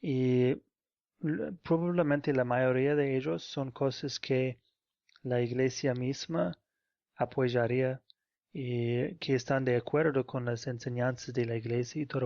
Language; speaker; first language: Spanish; non-native, fluent; English